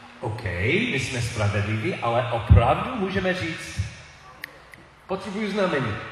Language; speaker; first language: Czech; non-native, learner; English